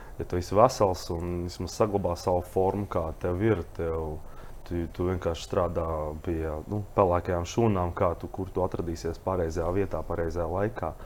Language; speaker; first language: Latvian; native; Latvian